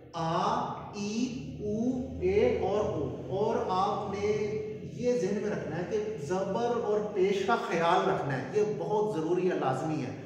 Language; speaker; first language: Urdu; non-native, local second language; Punjabi